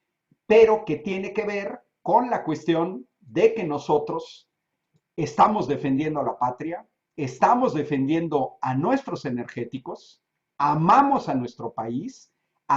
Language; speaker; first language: Spanish; native; Spanish